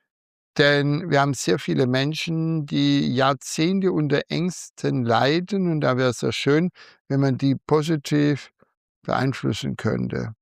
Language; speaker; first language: German; native; German